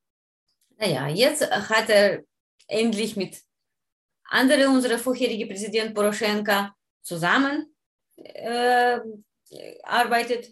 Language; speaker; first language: German; non-native, learner; Ukrainian